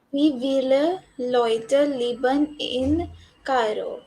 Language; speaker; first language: German; non-native, learner; English